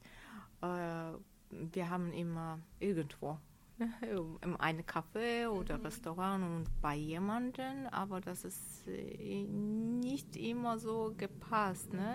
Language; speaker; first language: German; non-native, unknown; Azerbaijani